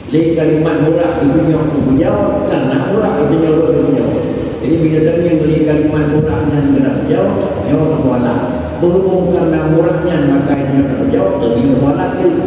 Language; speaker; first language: Malay; non-native, local second language; Achinese